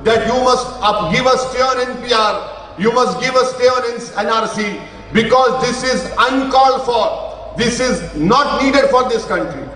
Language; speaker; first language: English; non-native, local second language; Urdu